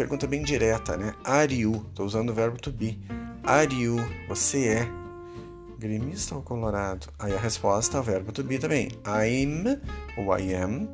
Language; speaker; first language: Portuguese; native; Portuguese